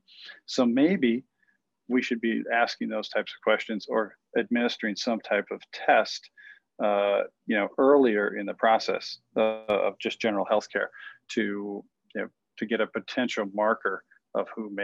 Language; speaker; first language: English; native; English